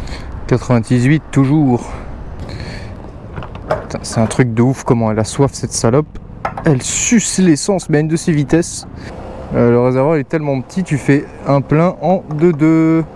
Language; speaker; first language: French; native; French